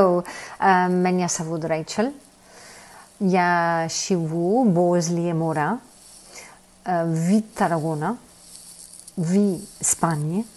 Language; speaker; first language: Russian; non-native, learner; English